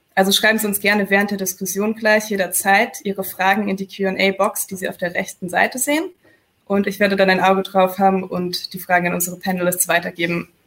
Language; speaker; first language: German; native; German